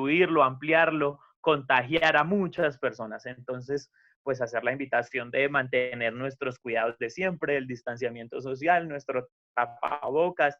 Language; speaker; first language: Spanish; native; Spanish